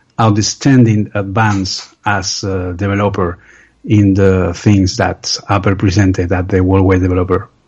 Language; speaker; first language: English; non-native, learner; Spanish